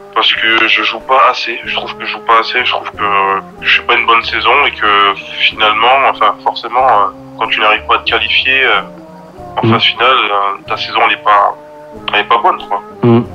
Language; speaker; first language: French; native; French